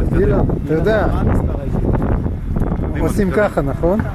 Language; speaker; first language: Hebrew; native; Hebrew